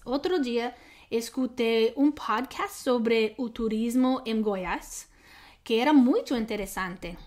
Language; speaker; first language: Portuguese; non-native, learner; English